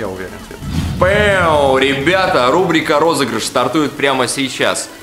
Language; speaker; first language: Russian; native; Russian